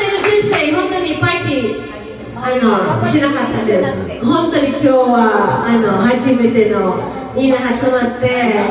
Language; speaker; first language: Japanese; non-native, learner; Filipino